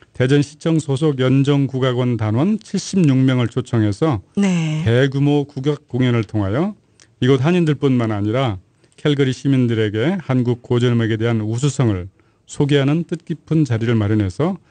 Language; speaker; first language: Korean; native; Korean